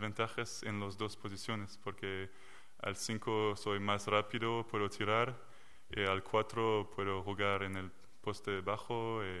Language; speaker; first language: Spanish; non-native, learner; French